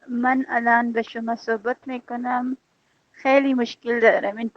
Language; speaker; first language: Persian; non-native, learner; Urdu